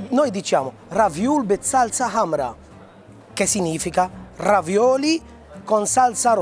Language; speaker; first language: Italian; non-native, fluent; Maltese